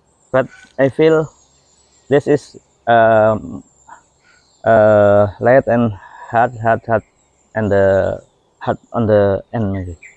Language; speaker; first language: English; non-native, learner; Indonesian